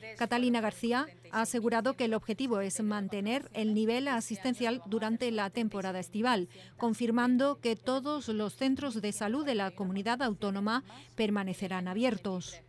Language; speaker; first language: Spanish; native; Spanish